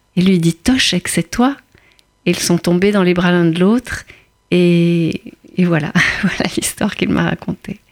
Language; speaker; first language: French; native; French